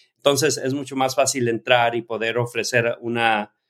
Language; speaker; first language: Spanish; early bilingual, heritage; Spanish